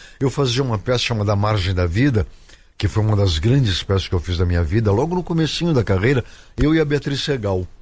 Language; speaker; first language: Portuguese; native; Portuguese